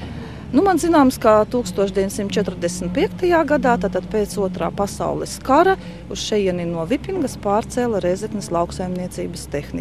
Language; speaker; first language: Latvian; native; Latvian